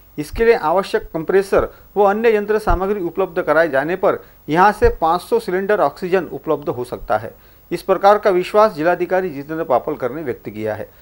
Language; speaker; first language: Hindi; non-native, local second language; Marathi